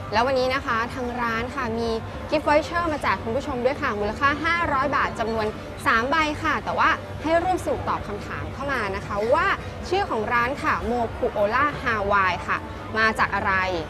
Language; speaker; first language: Thai; native; Thai